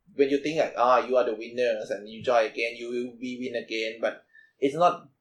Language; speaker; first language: English; non-native, learner; Thai